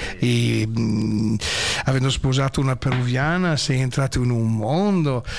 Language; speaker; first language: Italian; native; Italian